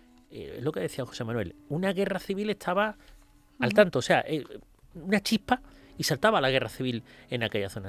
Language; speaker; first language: Spanish; native; Spanish